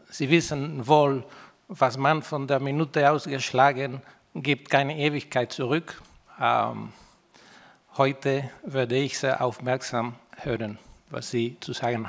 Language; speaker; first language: German; non-native, fluent; Spanish